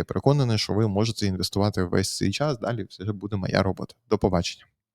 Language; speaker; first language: Ukrainian; native; Ukrainian